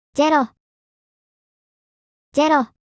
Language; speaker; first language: Japanese; native; Japanese